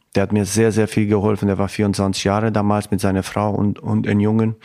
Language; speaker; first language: German; non-native, fluent; Albanian